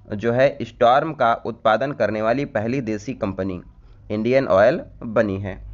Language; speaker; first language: Hindi; native; Hindi